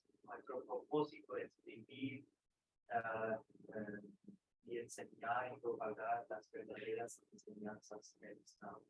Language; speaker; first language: Spanish; non-native, fluent; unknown